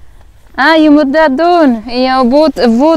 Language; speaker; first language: Dutch; non-native, learner; Filipino